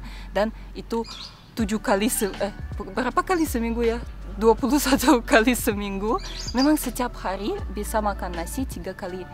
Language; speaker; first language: Indonesian; non-native, fluent; Russian